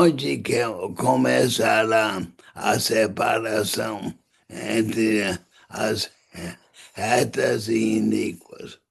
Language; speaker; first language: Portuguese; non-native, fluent; English